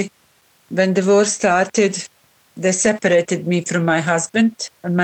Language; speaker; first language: English; non-native, learner; Bosnian